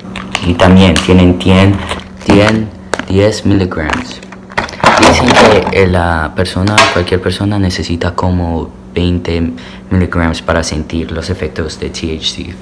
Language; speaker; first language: Spanish; early bilingual, heritage; Spanish